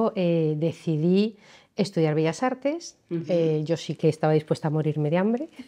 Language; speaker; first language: Spanish; native; Spanish